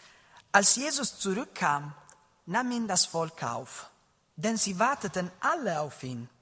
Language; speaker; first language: German; non-native, learner; Italian